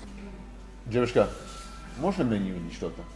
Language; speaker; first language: Russian; non-native, learner; English